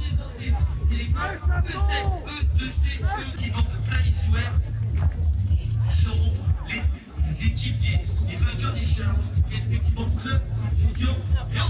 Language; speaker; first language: French; native; French